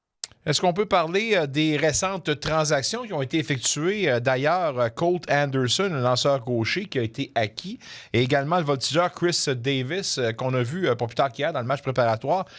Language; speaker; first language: French; native; French